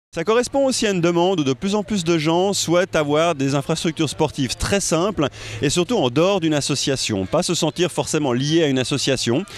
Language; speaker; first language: French; native; French